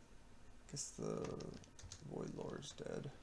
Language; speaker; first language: English; native; English